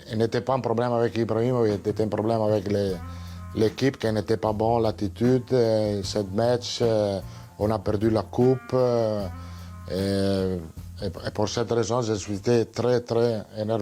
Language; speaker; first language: French; non-native, fluent; Italian